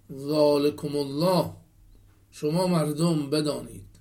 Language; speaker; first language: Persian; native; Persian